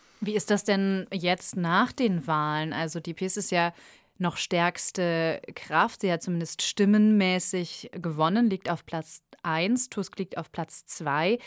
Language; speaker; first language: German; native; German